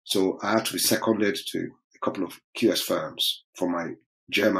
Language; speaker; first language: English; non-native, local second language; Yoruba